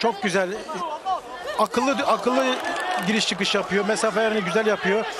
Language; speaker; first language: Turkish; native; Turkish